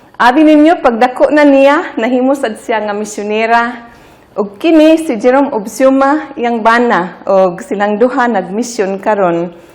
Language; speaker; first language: Cebuano; non-native, fluent; English